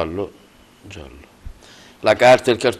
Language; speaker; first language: Italian; native; Italian